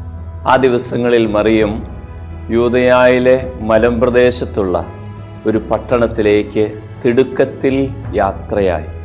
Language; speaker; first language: Malayalam; native; Malayalam